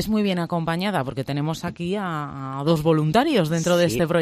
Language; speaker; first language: Spanish; native; Spanish